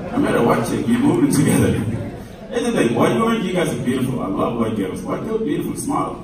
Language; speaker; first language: English; non-native, fluent; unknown